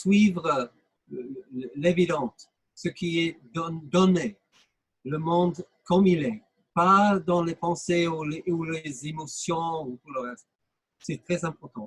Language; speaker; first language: French; non-native, fluent; English